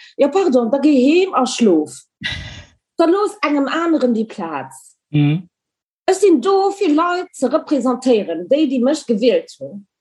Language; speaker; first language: Luxembourgish; early bilingual, other home language; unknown